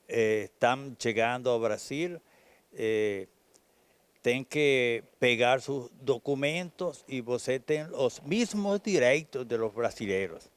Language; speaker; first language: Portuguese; non-native, learner; Spanish